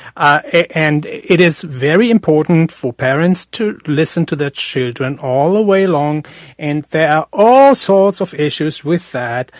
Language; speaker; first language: English; non-native, fluent; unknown